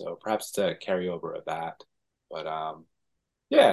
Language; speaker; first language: English; native; English